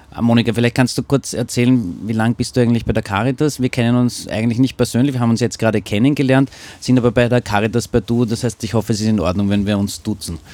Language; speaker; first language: German; native; German